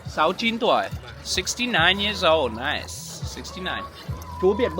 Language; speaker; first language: Vietnamese; non-native, learner; English